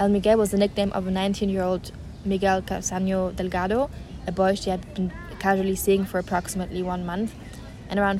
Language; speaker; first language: English; non-native, fluent; German